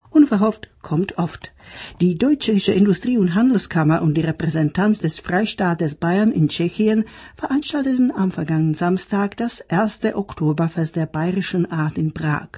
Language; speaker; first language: German; native; German